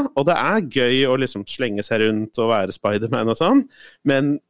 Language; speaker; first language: Norwegian; non-native, fluent; Spanish